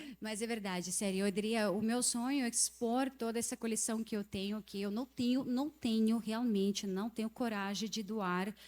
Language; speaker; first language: Portuguese; non-native, fluent; Russian